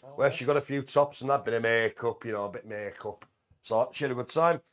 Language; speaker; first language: English; native; English